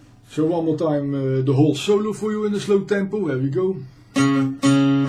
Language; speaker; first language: English; non-native, fluent; Dutch